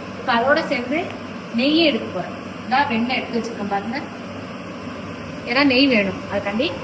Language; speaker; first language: Tamil; native; Tamil